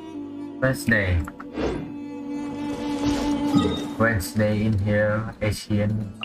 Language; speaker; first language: English; non-native, learner; Indonesian